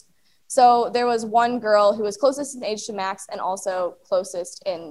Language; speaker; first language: English; native; English